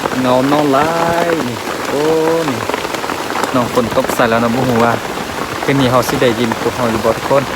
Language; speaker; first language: Thai; non-native, local second language; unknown